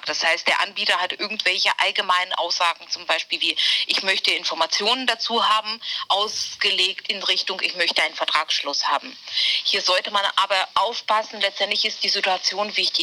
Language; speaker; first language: German; native; German